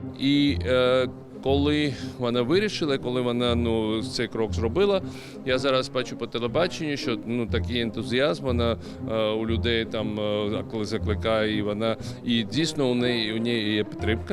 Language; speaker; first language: Ukrainian; non-native, learner; Georgian